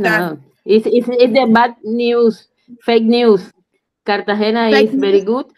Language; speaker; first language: English; non-native, learner; Spanish